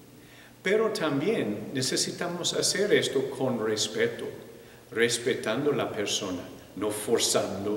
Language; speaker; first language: Spanish; non-native, fluent; English